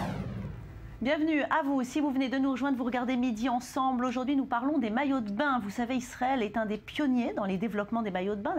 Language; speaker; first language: French; native; French